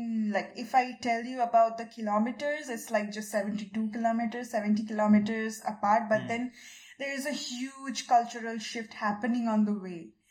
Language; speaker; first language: English; non-native, local second language; Bangla